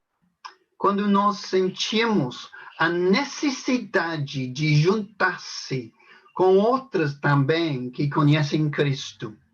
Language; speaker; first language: Portuguese; non-native, fluent; English